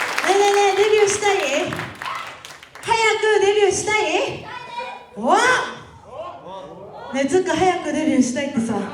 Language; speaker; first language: Japanese; native; Japanese